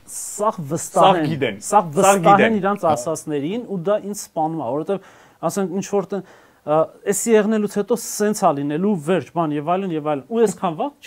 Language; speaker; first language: Armenian; native; Armenian